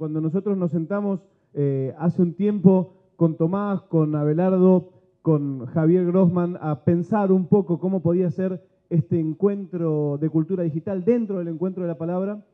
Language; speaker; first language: Spanish; native; Spanish